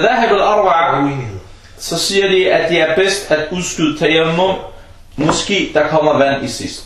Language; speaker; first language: Danish; non-native, fluent; Arabic